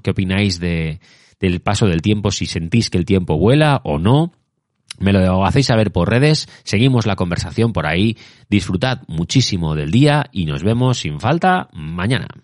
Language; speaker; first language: Spanish; native; Spanish